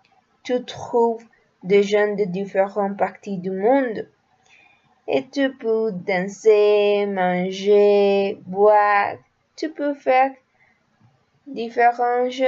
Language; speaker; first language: French; non-native, learner; Spanish